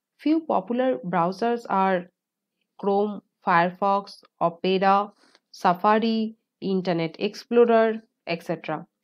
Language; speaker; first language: English; non-native, local second language; Bangla